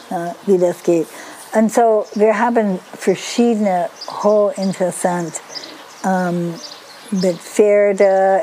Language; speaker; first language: German; non-native, learner; Dutch